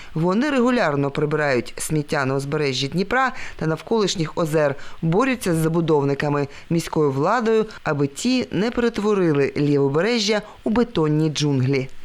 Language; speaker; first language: Ukrainian; native; Ukrainian